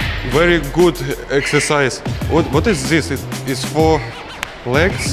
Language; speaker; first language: English; non-native, learner; Russian